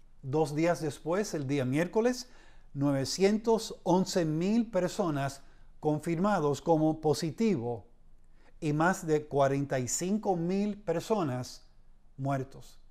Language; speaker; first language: Spanish; early bilingual, heritage; Spanish